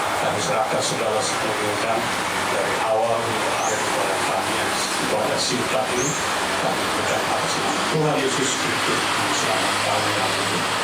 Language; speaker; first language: Indonesian; non-native, local second language; Batak Toba